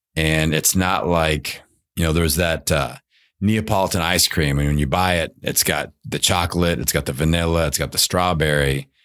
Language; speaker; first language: English; native; English